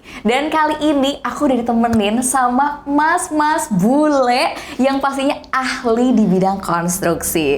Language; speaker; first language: Indonesian; native; Indonesian